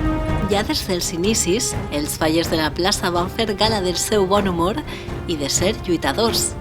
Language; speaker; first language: Catalan; native; Catalan